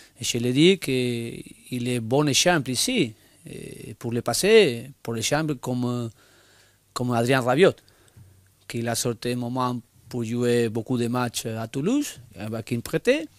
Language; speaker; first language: French; non-native, learner; Spanish